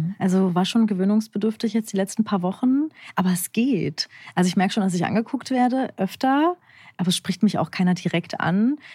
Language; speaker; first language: German; early bilingual, other home language; Turkish